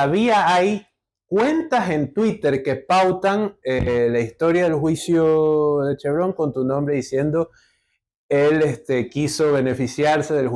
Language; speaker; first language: Spanish; native; Spanish